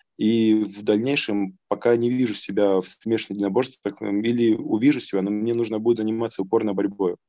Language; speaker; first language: Russian; native; Russian